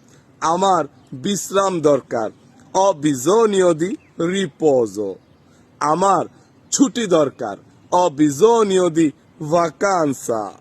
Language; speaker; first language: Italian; non-native, fluent; Bangla